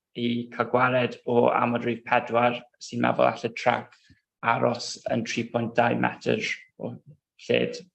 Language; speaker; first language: Welsh; non-native, local second language; English